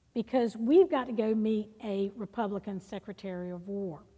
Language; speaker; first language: English; native; English